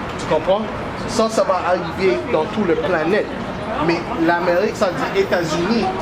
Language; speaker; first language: French; non-native, learner; English